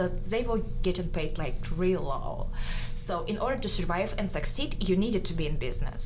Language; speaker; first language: English; non-native, fluent; Kazakh